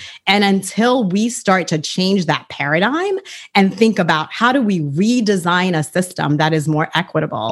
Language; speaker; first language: English; early bilingual, other home language; Haitian Creole